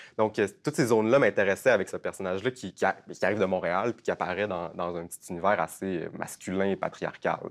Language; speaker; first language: French; native; French